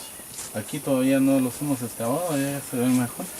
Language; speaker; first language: Spanish; native; Spanish